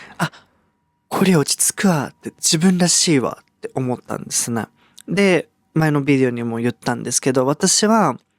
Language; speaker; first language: Japanese; early bilingual, other home language; Portuguese